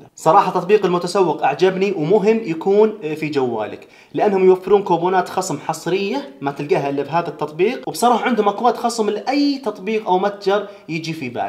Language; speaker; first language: Arabic; native; Arabic